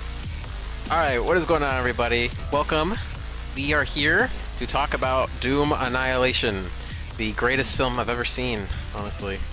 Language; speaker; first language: English; native; English